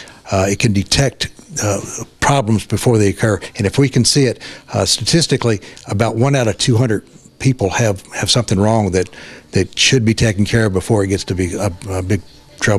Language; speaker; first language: English; native; English